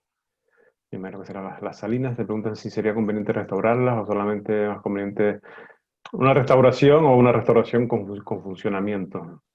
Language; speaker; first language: Spanish; native; Spanish